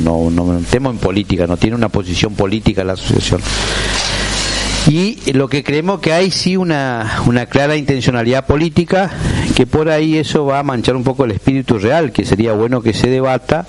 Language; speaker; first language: Spanish; native; Spanish